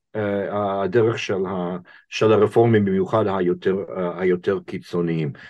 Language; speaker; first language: Hebrew; non-native, fluent; English